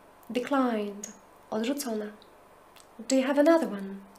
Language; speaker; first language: English; non-native, fluent; Polish